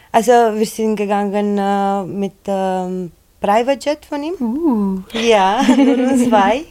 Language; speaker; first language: German; non-native, learner; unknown